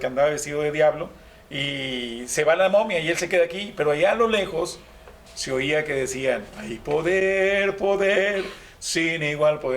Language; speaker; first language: Spanish; native; Spanish